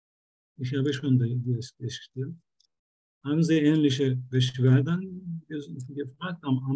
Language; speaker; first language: German; non-native, learner; Turkish